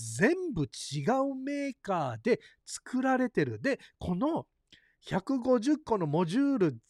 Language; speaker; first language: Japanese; early bilingual, heritage; Japanese